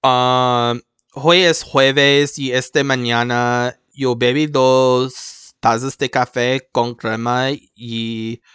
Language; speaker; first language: Spanish; non-native, learner; English